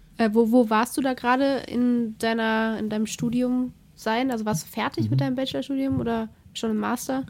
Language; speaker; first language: German; native; German